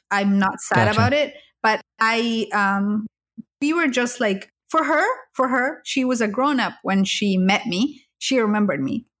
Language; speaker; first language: English; early bilingual, other home language; Spanish